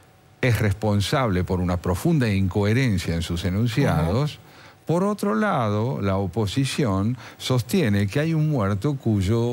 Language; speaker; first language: Spanish; native; Spanish